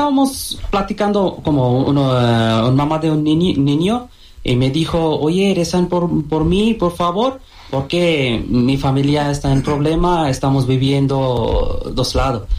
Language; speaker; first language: Spanish; non-native, fluent; Bangla